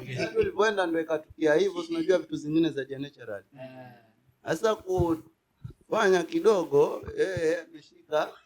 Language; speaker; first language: Swahili; native; Swahili